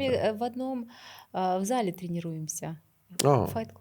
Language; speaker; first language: Russian; non-native, local second language; Kazakh